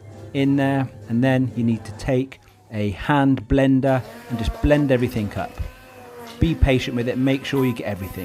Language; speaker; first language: English; native; English